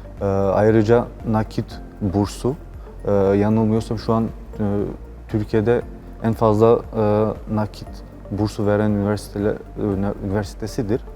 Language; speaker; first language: Turkish; non-native, fluent; Albanian